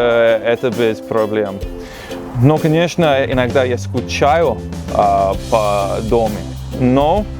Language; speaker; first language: Russian; non-native, learner; English